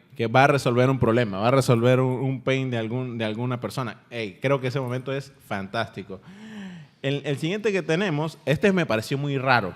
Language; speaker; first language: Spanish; native; Spanish